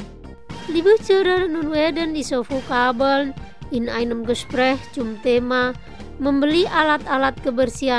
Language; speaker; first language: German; non-native, fluent; Indonesian